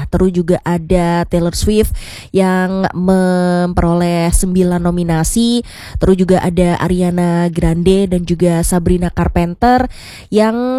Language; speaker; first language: Indonesian; native; Indonesian